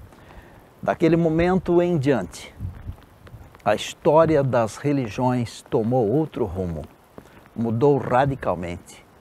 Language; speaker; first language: Portuguese; native; Portuguese